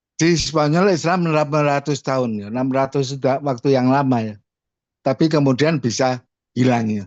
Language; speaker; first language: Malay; non-native, local second language; Javanese